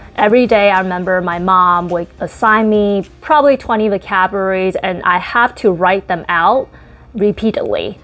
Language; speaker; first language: English; early bilingual, other home language; Chinese